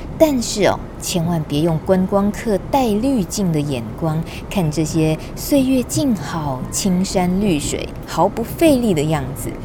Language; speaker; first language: Chinese; native; Chinese